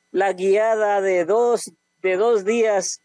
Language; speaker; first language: Spanish; native; Spanish